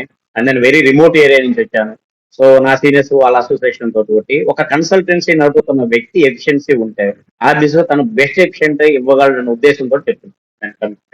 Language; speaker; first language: Telugu; native; Telugu